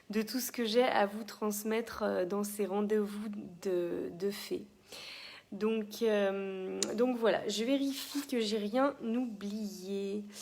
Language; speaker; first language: French; native; French